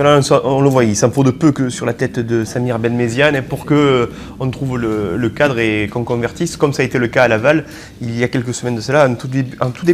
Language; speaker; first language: French; native; French